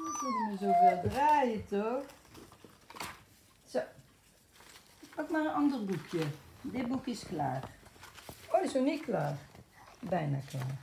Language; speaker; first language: Dutch; native; Dutch